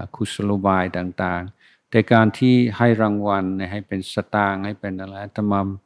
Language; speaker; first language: Thai; non-native, fluent; English